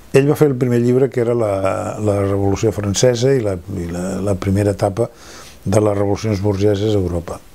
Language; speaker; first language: Catalan; non-native, local second language; Spanish